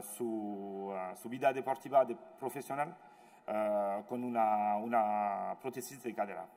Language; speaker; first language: Spanish; non-native, fluent; French